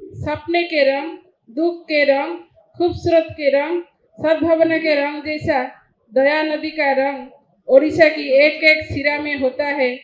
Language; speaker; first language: Hindi; non-native, local second language; Odia